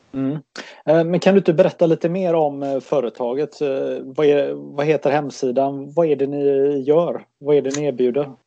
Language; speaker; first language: Swedish; native; Swedish